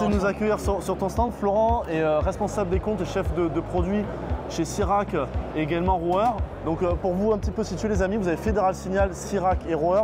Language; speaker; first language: French; native; French